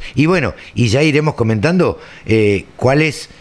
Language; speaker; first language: Spanish; native; Spanish